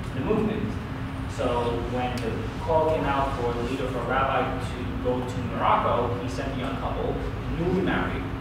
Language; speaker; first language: English; native; English